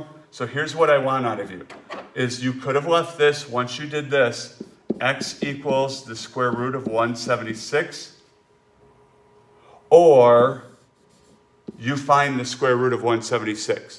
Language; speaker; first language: English; native; English